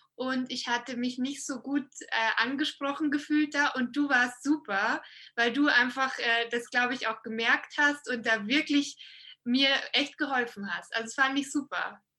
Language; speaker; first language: German; native; German